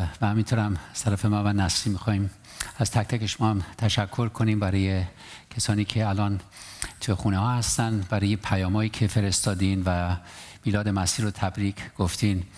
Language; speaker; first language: Persian; non-native, local second language; Armenian